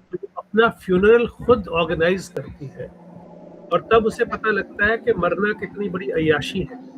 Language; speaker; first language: Hindi; non-native, local second language; Punjabi